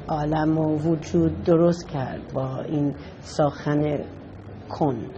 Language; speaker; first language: Persian; non-native, fluent; English